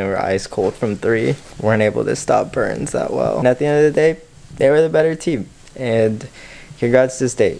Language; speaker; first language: English; native; English